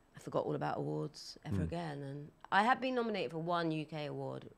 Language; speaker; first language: English; native; English